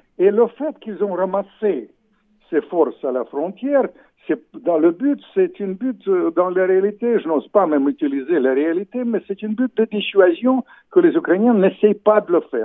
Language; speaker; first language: French; non-native, fluent; Russian